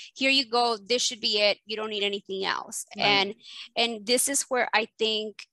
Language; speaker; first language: English; early bilingual, other home language; Spanish